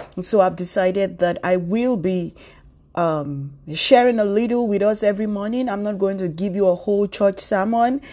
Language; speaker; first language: English; non-native, local second language; Yoruba